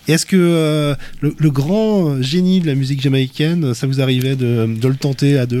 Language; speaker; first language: French; native; French